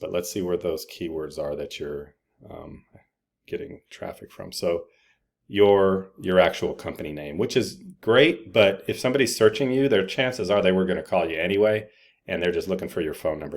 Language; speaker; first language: English; native; English